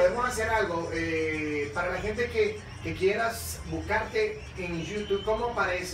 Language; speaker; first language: Spanish; native; Spanish